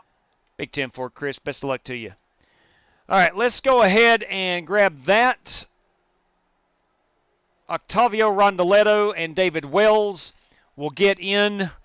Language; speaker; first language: English; native; English